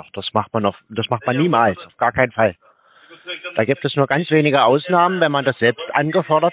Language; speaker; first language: German; native; German